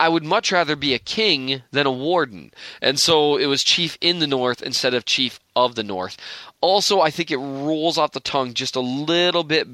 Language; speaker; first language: English; native; English